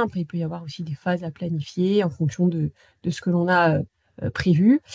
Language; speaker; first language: French; native; French